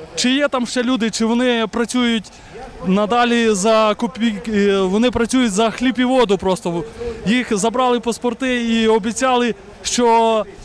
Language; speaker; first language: Ukrainian; native; Ukrainian